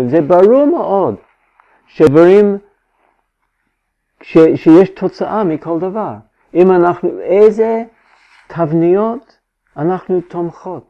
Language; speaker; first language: Hebrew; non-native, fluent; English